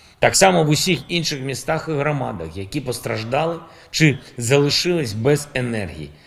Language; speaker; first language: Ukrainian; non-native, local second language; Russian